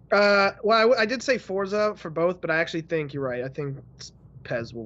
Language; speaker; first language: English; native; English